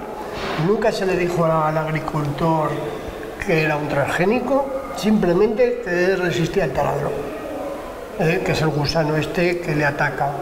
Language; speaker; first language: Spanish; native; Spanish